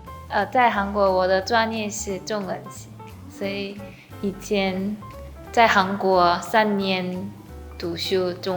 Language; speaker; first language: Chinese; non-native, learner; Korean